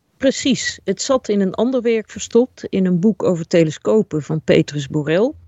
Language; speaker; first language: Dutch; native; Dutch